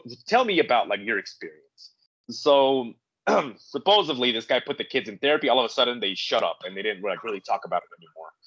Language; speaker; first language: English; native; English